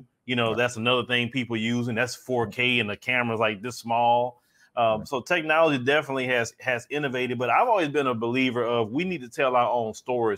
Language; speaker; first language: English; native; English